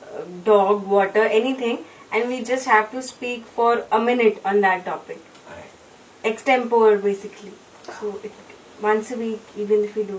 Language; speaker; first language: English; non-native, local second language; Hindi